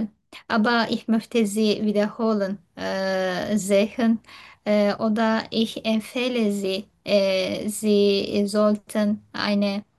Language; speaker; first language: German; non-native, learner; Turkish